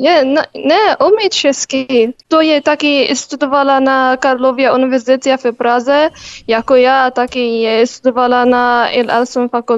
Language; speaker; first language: Czech; non-native, learner; Arabic